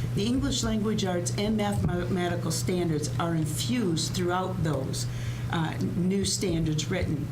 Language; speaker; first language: English; native; English